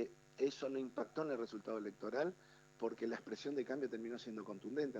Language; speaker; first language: Spanish; native; Spanish